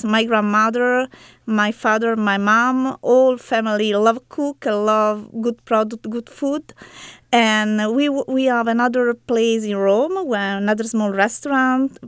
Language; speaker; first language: English; non-native, learner; Italian